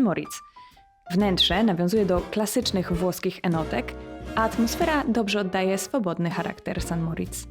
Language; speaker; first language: Polish; native; Polish